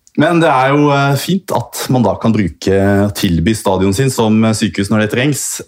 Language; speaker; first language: Norwegian; native; Norwegian